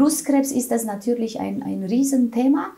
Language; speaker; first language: German; non-native, fluent; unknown